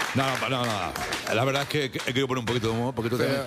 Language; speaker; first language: Spanish; native; Spanish